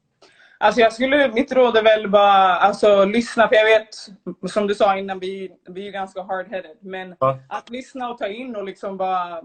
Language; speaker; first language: Swedish; early bilingual, other home language; Somali